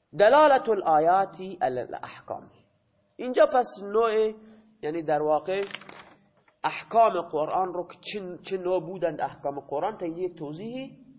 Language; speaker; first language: Persian; non-native, local second language; Baluchi